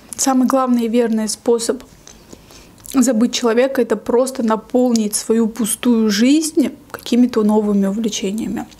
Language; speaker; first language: Russian; native; Russian